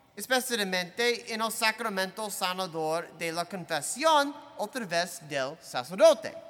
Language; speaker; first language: Spanish; non-native, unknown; English